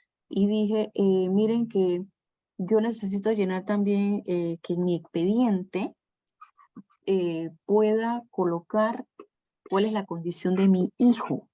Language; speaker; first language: Spanish; native; Spanish